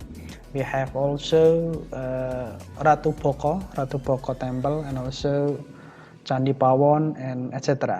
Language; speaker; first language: English; non-native, fluent; Indonesian